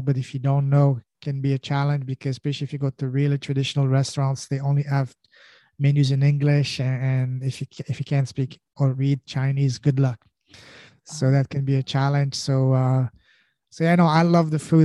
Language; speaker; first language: English; non-native, fluent; French